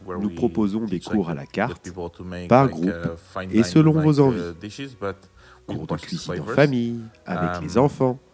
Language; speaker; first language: French; non-native, fluent; Portuguese